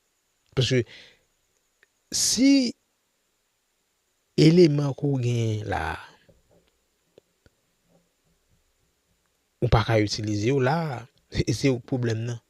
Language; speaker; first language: French; non-native, local second language; Haitian Creole